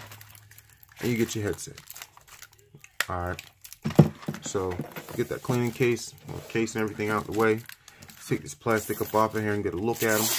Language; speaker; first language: English; native; English